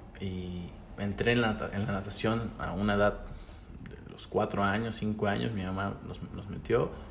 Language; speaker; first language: Spanish; native; Spanish